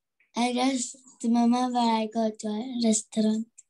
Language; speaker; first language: English; non-native, learner; Arabic